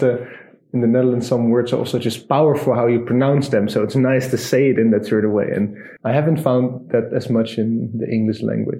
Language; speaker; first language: English; non-native, fluent; Dutch